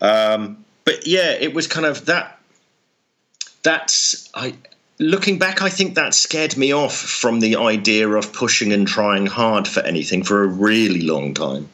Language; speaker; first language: English; native; English